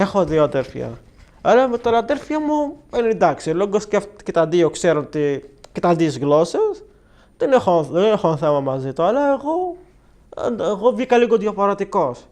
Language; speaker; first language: Greek; non-native, learner; Arabic